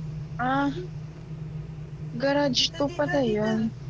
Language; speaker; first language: Filipino; native; Filipino